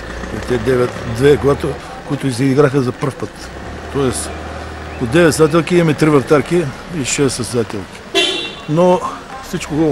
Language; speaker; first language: Bulgarian; native; Bulgarian